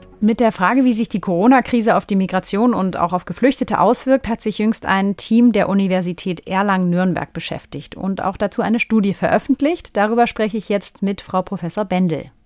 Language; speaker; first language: German; native; German